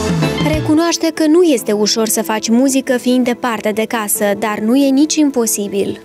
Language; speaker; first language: Romanian; native; Romanian